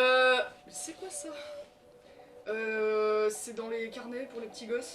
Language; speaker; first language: French; native; French